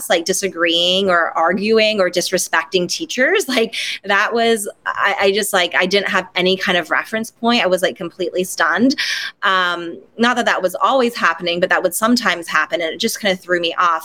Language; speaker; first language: English; non-native, local second language; Cantonese